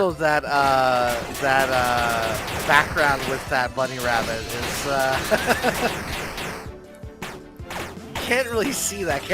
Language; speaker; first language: English; native; English